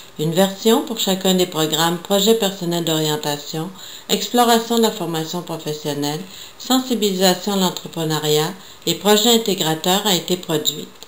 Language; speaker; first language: French; native; French